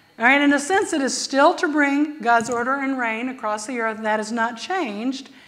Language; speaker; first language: English; native; English